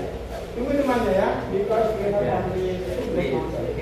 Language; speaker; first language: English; non-native, fluent; Indonesian